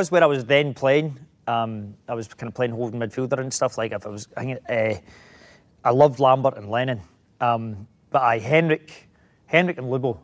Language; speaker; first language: English; native; English